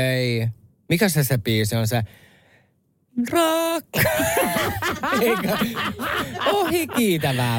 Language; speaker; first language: Finnish; native; Finnish